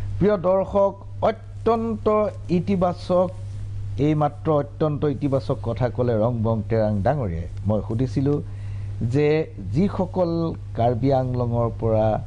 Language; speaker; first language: Assamese; native; Assamese